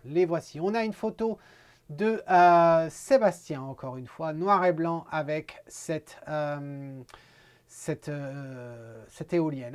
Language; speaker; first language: French; native; French